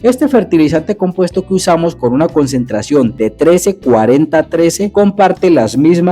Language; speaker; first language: Spanish; native; Spanish